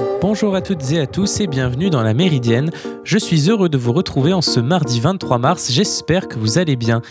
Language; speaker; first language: French; native; French